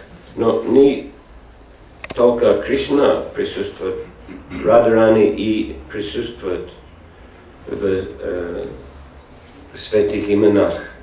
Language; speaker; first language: Russian; non-native, learner; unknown